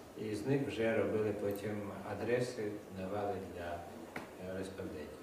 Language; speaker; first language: Ukrainian; non-native, local second language; Russian